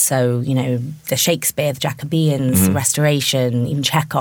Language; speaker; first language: English; native; English